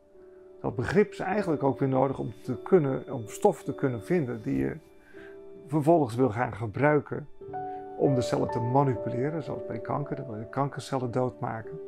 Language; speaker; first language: Dutch; native; Dutch